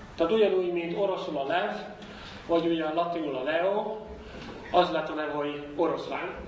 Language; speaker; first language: Hungarian; non-native, fluent; Dutch